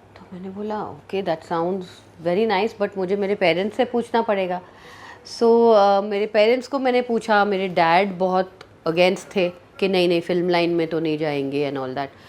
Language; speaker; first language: Hindi; early bilingual, heritage; Hindi